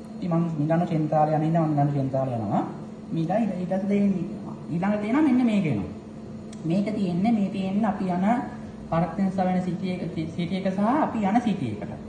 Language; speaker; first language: Sinhala; native; Sinhala